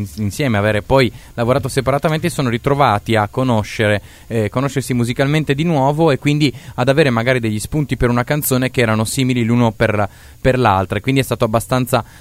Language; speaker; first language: Italian; native; Italian